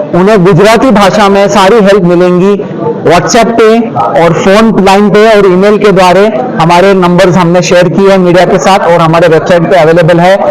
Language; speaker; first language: Hindi; non-native, local second language; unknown